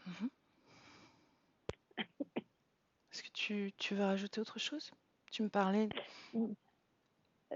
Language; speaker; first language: French; native; French